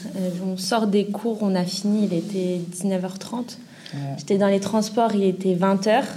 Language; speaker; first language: French; native; French